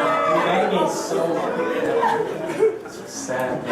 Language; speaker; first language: English; non-native, learner; Korean